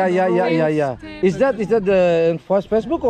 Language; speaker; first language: English; non-native, learner; Indonesian